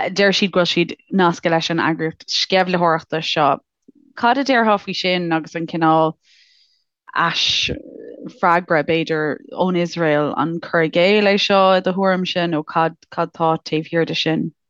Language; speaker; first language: Irish; native; Irish